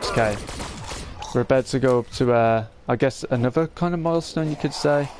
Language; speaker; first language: English; native; English